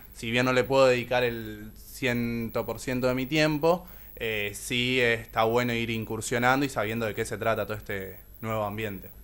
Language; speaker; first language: Spanish; native; Spanish